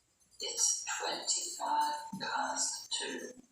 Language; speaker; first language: English; non-native, learner; Indonesian